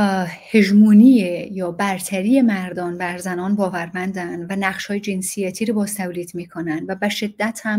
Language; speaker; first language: Persian; native; Persian